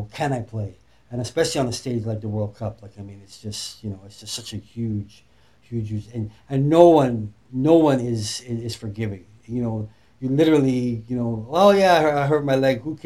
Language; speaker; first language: English; native; English